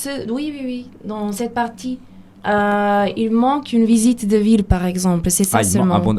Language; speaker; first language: French; non-native, fluent; Serbian